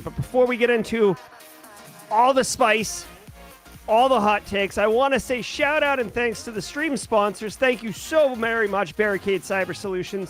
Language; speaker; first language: English; native; English